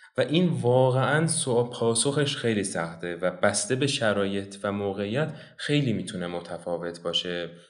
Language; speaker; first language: Persian; non-native, local second language; Azerbaijani